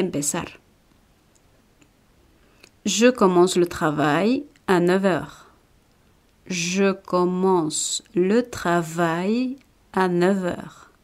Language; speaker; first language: French; non-native, fluent; Spanish